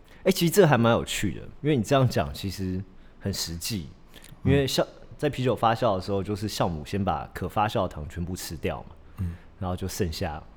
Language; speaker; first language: Chinese; early bilingual, heritage; Chinese